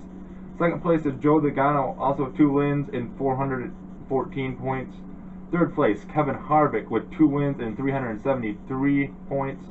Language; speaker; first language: English; native; English